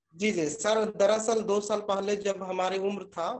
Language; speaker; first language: Hindi; native; Hindi